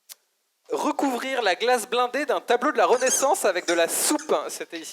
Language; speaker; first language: French; native; French